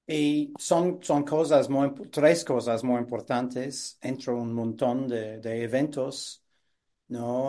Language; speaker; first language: Spanish; non-native, fluent; English